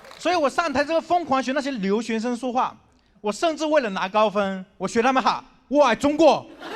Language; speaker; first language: Chinese; non-native, local second language; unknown